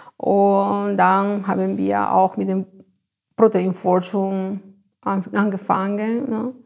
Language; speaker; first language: German; non-native, fluent; Spanish